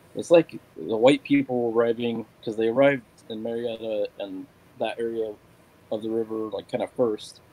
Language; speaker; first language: English; native; English